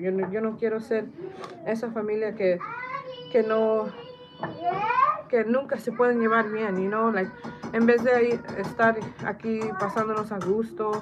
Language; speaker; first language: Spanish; early bilingual, heritage; Spanish